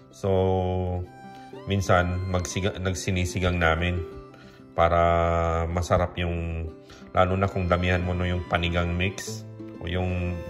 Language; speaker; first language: Filipino; non-native, local second language; Iloko